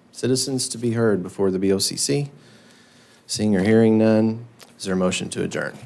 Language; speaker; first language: English; native; English